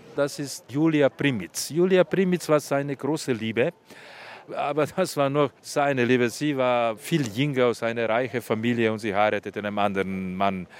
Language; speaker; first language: German; non-native, fluent; Slovenian